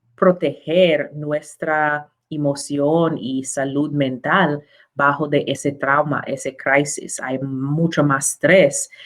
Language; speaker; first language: Spanish; non-native, learner; English